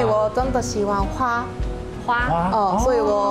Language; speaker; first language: Chinese; non-native, learner; Korean